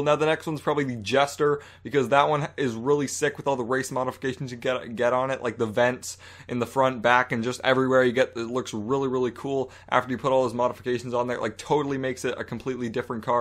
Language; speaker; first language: English; native; English